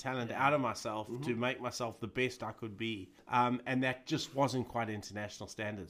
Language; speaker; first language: English; native; English